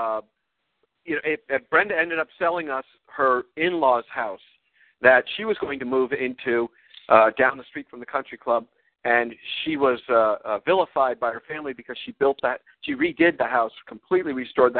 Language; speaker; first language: English; native; English